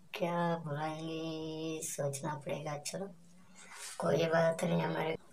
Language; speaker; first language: Hindi; non-native, local second language; Marathi